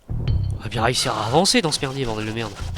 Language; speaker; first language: French; native; French